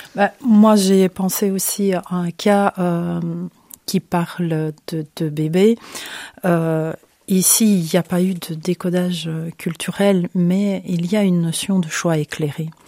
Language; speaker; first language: French; non-native, fluent; Ukrainian